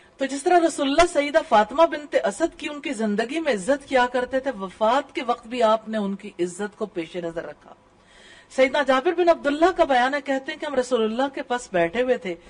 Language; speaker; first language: Urdu; native; Urdu